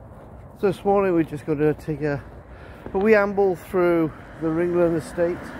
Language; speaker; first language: English; native; English